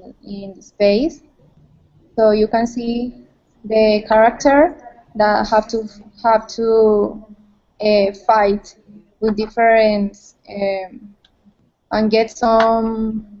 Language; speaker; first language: English; non-native, learner; Spanish